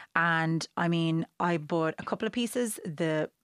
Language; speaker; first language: English; native; English